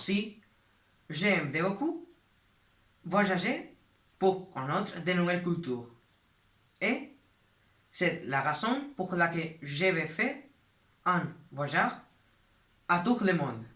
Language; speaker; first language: French; non-native, learner; Spanish